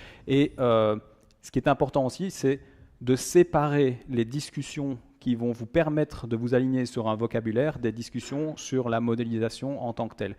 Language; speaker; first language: French; native; French